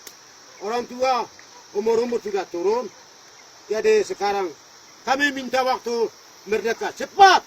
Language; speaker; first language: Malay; non-native, local second language; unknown